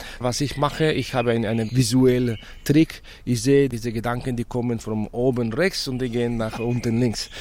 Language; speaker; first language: German; non-native, fluent; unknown